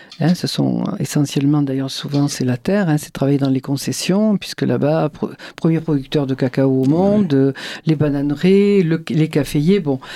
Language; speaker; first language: French; native; French